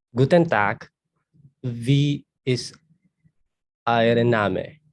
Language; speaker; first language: German; non-native, learner; Filipino